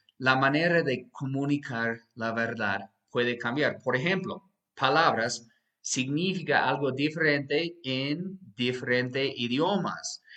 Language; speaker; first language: Spanish; non-native, fluent; English